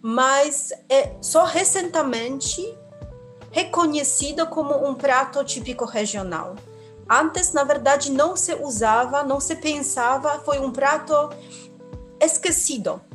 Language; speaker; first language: Portuguese; non-native, fluent; Polish